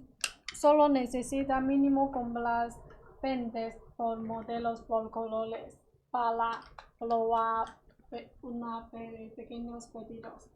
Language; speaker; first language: Spanish; non-native, learner; Chinese